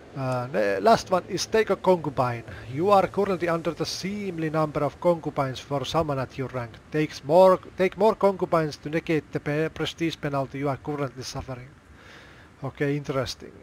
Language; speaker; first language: English; non-native, fluent; Finnish